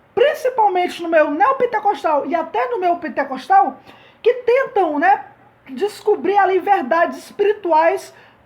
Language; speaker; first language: Portuguese; native; Portuguese